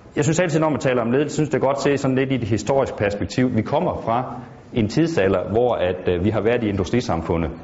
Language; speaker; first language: Danish; native; Danish